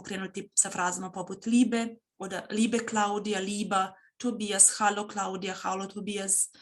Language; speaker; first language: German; non-native, fluent; Serbian